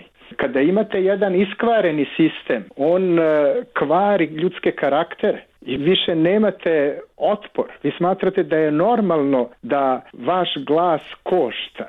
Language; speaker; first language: Serbian; native; Serbian